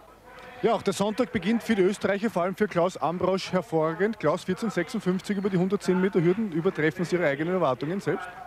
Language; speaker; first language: German; native; German